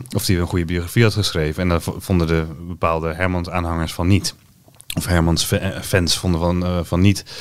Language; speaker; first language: Dutch; non-native, fluent; Turkish